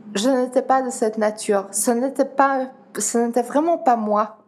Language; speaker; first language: French; non-native, fluent; Dutch